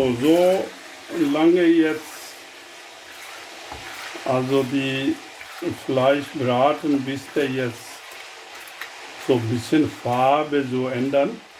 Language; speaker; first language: German; non-native, learner; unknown